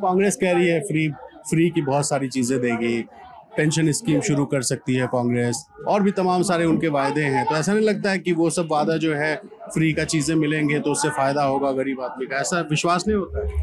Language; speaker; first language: Hindi; native; Hindi